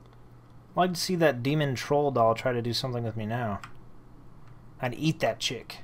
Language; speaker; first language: English; native; English